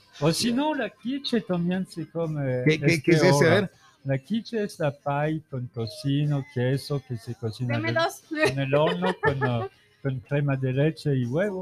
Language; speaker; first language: Spanish; non-native, learner; French